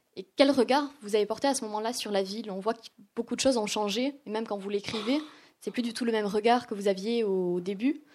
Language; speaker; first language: French; native; French